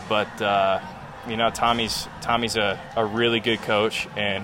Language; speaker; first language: English; native; English